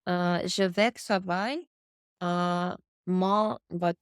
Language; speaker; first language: French; non-native, learner; English